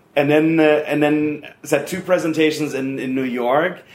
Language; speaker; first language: English; non-native, fluent; German